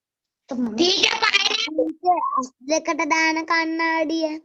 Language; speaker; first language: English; non-native, learner; Sinhala